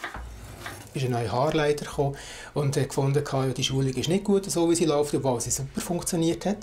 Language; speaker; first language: German; native; German